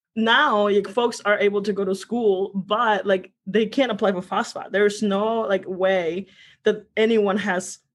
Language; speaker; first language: English; early bilingual, other home language; Spanish